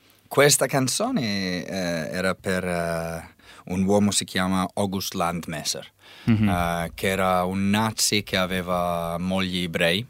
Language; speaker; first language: Italian; non-native, learner; English